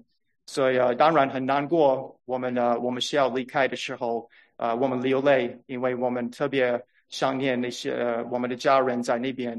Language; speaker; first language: Chinese; non-native, fluent; English